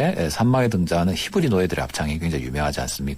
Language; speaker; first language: Korean; native; Korean